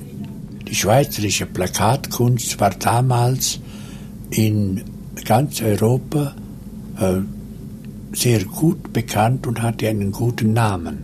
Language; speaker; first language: German; non-native, local second language; Romansh